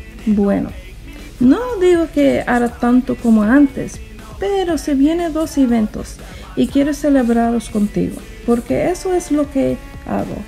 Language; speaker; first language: Spanish; non-native, learner; English